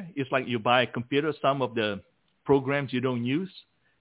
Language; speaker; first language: English; non-native, local second language; Min Nan Chinese